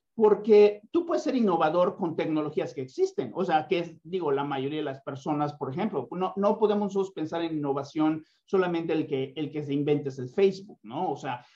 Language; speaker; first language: Spanish; native; Spanish